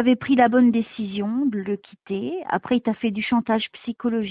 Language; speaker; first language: French; native; French